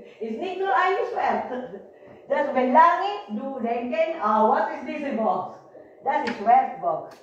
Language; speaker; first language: German; non-native, learner; Filipino